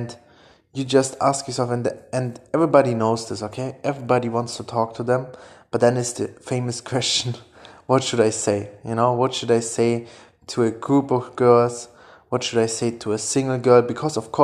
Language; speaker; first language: English; non-native, fluent; German